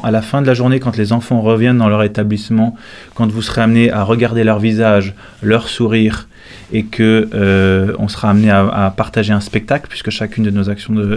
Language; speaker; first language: French; native; French